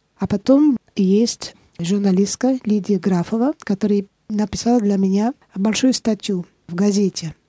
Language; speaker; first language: Russian; non-native, fluent; Dutch